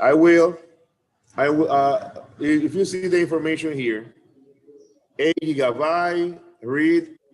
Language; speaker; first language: English; non-native, fluent; Spanish